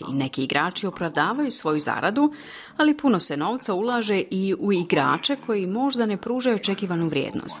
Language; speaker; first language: Croatian; native; Croatian